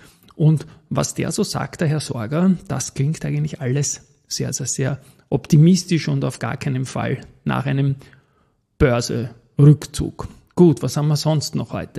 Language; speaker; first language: German; native; German